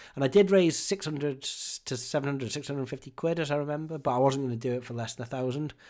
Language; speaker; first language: English; native; English